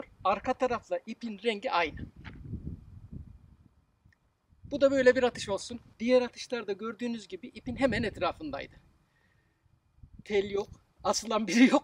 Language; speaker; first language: Turkish; native; Turkish